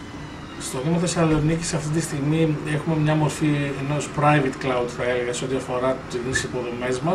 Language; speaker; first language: Greek; native; Greek